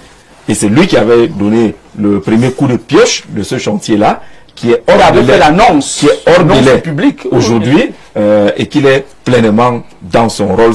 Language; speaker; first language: French; native; French